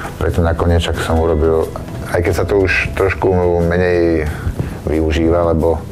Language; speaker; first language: Slovak; native; Slovak